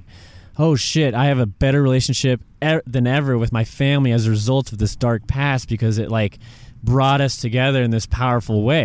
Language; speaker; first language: English; native; English